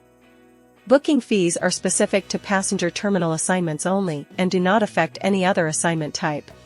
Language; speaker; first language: English; native; English